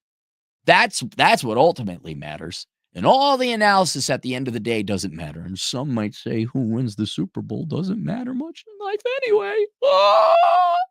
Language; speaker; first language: English; native; English